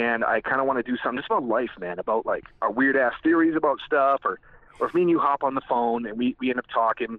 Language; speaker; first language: English; native; English